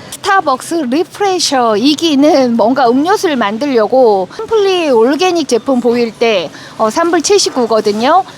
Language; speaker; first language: Korean; native; Korean